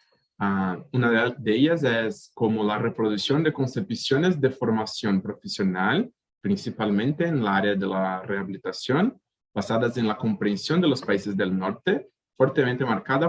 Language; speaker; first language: Spanish; native; Spanish